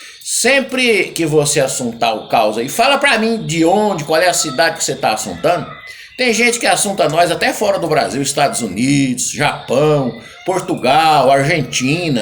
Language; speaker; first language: Portuguese; native; Portuguese